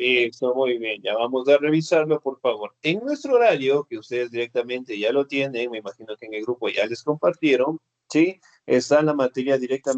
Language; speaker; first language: Spanish; native; Spanish